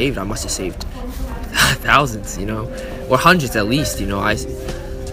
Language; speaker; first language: English; early bilingual, other home language; Chinese